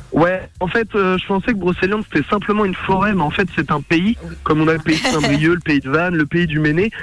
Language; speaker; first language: French; native; French